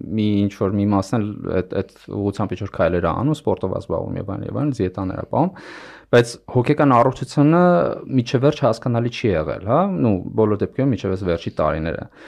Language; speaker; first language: Armenian; native; Armenian